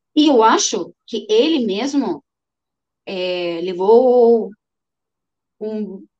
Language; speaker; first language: Portuguese; non-native, fluent; Ukrainian